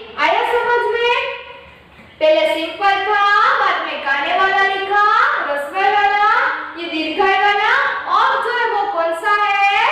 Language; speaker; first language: Hindi; non-native, local second language; Gujarati